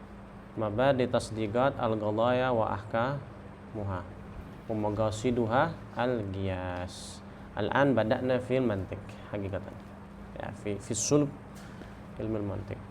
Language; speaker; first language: Arabic; non-native, fluent; Indonesian